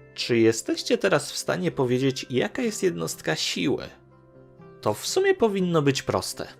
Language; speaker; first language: Polish; native; Polish